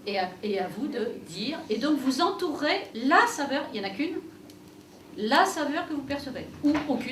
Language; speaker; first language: French; native; French